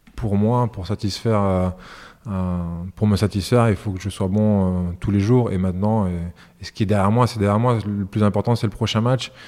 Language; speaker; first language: French; early bilingual, other home language; Serbian